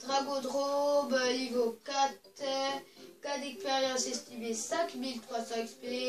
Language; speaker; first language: French; native; French